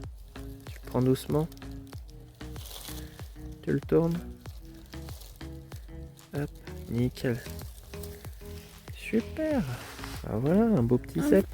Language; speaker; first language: French; native; French